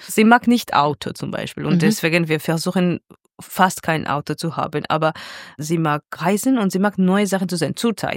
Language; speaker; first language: German; non-native, fluent; Georgian